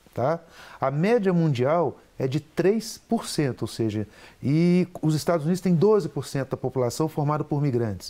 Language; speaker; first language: Portuguese; native; Portuguese